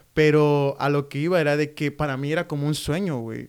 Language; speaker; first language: Spanish; native; Spanish